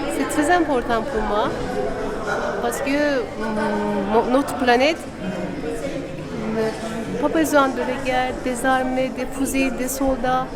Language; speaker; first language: French; non-native, learner; Turkish